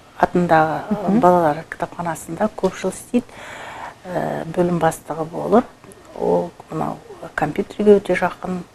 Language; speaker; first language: Kazakh; native; Kazakh